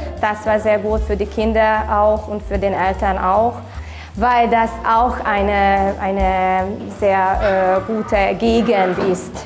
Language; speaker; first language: German; non-native, local second language; Hungarian